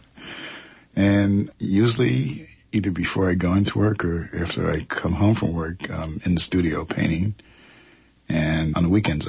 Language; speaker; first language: English; native; English